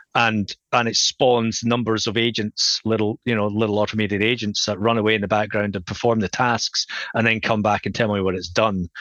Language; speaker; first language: English; native; English